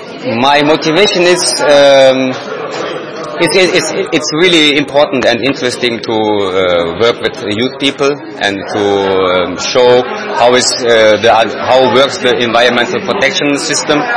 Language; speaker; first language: English; non-native, learner; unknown